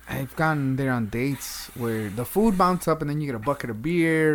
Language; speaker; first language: English; early bilingual, other home language; Spanish